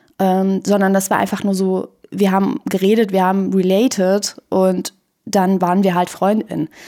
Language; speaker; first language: German; early bilingual, other home language; Persian